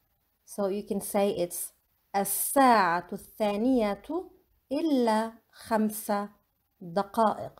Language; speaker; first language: Arabic; non-native, fluent; English